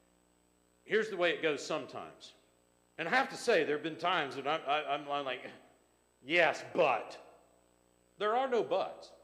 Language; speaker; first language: English; native; English